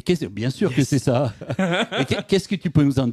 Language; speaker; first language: French; native; French